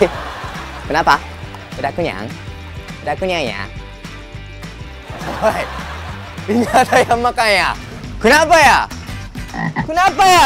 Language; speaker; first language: Indonesian; non-native, learner; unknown